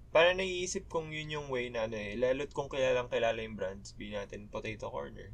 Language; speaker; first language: Filipino; native; Filipino